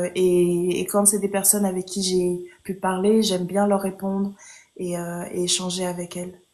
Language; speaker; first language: French; early bilingual, other home language; Haitian Creole